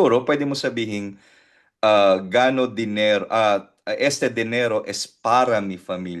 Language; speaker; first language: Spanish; non-native, fluent; Filipino